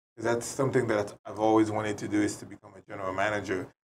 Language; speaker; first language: English; native; English